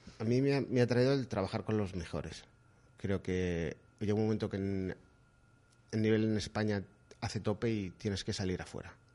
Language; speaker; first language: Spanish; native; Spanish